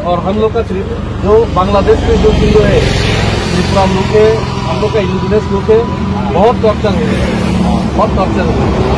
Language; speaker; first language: Hindi; non-native, local second language; Kok Borok